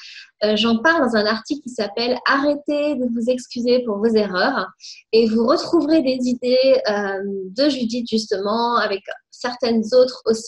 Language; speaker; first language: French; native; French